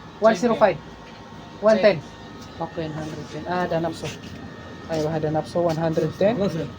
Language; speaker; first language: Arabic; non-native, learner; Bangla